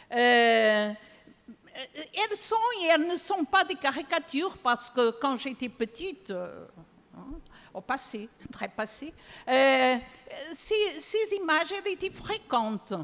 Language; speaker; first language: French; non-native, fluent; Portuguese